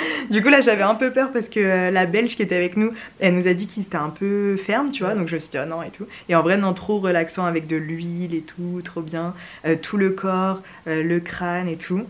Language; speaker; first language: French; native; French